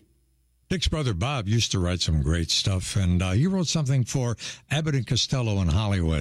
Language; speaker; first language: English; native; English